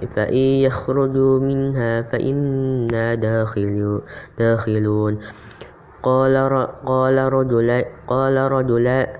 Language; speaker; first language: Arabic; non-native, learner; Indonesian